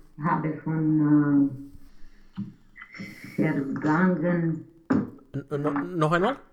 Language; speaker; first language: German; non-native, learner; Romanian